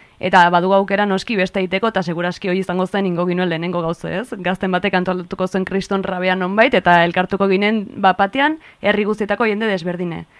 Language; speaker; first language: Basque; native; Basque